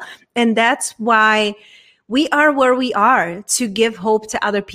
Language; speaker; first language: English; non-native, fluent; Czech